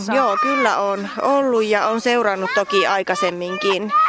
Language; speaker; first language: Finnish; native; Finnish